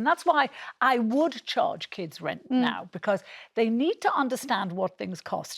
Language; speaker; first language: English; native; English